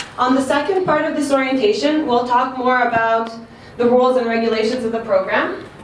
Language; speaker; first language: English; non-native, fluent; Serbian